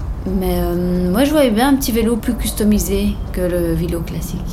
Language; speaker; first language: French; native; French